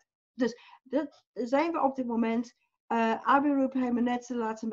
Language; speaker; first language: Dutch; non-native, fluent; English